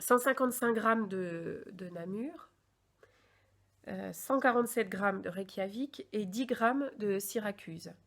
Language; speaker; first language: French; native; French